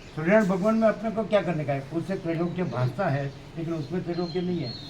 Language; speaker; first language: Hindi; non-native, local second language; Gujarati